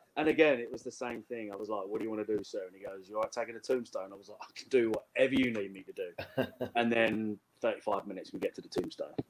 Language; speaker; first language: English; native; English